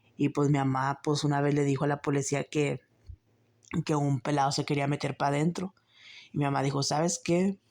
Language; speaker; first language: Spanish; early bilingual, heritage; Spanish